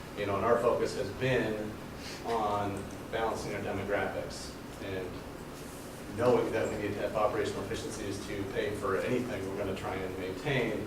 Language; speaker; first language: English; native; English